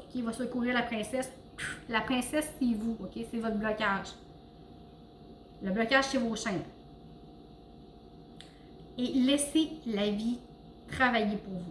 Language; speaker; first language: French; native; French